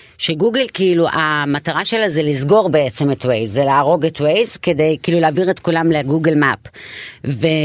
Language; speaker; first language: Hebrew; non-native, local second language; Arabic